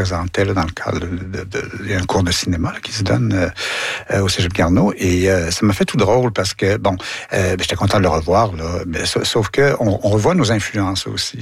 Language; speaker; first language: French; native; French